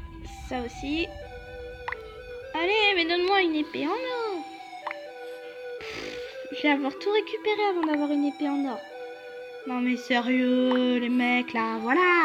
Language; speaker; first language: French; native; French